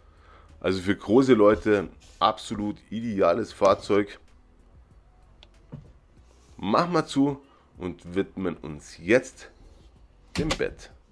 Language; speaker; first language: German; native; German